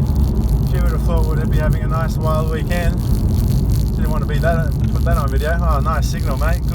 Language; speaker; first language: English; native; English